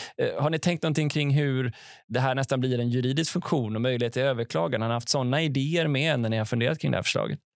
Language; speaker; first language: Swedish; native; Swedish